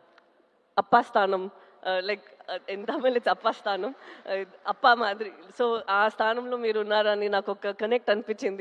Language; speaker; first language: Telugu; non-native, local second language; Tamil